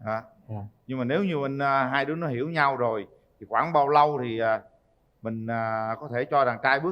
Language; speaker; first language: Vietnamese; native; Vietnamese